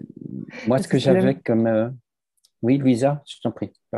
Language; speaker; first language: French; native; French